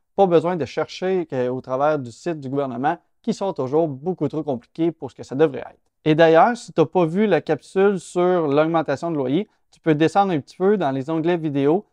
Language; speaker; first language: French; native; French